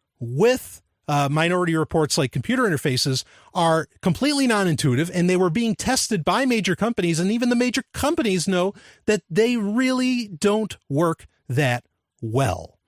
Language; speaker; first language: English; native; English